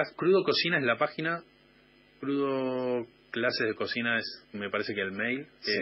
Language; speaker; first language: Spanish; native; Spanish